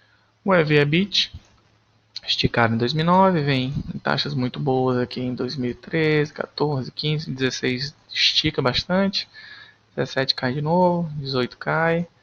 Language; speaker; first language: Portuguese; native; Portuguese